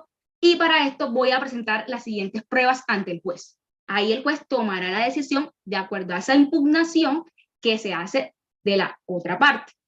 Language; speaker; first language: Spanish; native; Spanish